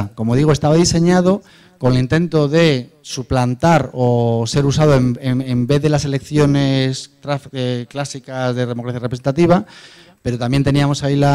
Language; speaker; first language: Spanish; native; Spanish